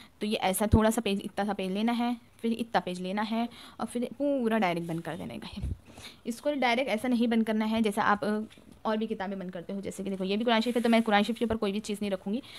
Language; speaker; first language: Urdu; native; Urdu